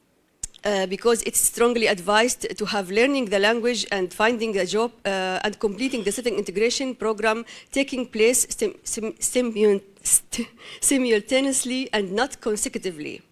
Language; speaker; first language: English; non-native, fluent; Arabic